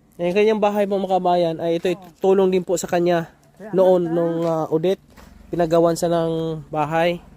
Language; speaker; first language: Filipino; non-native, local second language; Hiligaynon